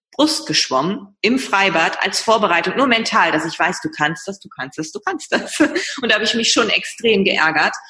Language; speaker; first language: German; native; German